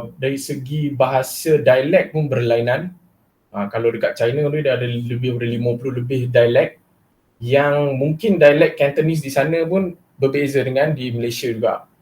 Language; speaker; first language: Malay; non-native, local second language; Chinese